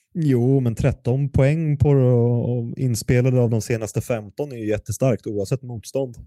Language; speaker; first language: Swedish; native; Swedish